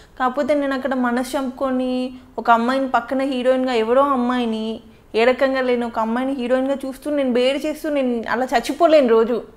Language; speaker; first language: Telugu; native; Telugu